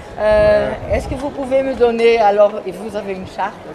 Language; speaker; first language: French; non-native, fluent; Portuguese